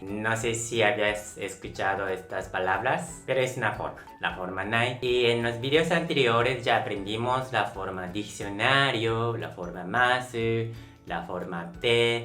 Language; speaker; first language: Spanish; non-native, local second language; Japanese